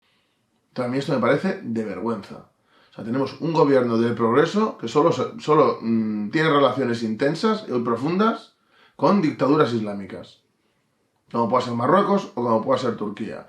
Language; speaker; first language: Spanish; native; Spanish